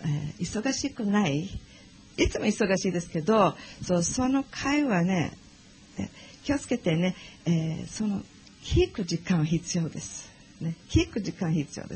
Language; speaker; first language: Japanese; non-native, learner; English